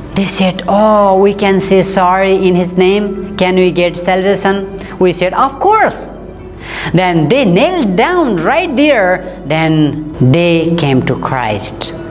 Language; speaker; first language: English; non-native, local second language; Nepali